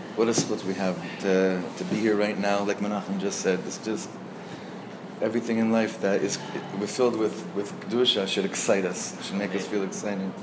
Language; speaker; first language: English; native; English